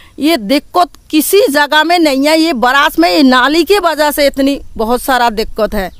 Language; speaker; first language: Hindi; native; Hindi